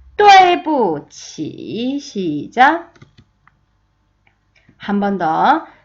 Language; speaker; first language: Korean; native; Korean